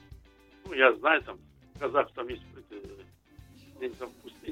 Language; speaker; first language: Russian; non-native, learner; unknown